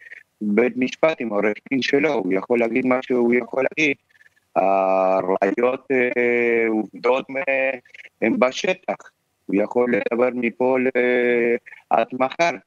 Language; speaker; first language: Hebrew; non-native, fluent; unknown